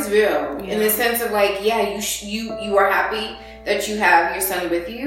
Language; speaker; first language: English; native; English